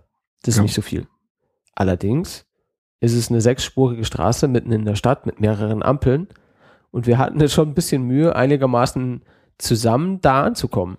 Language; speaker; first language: German; native; German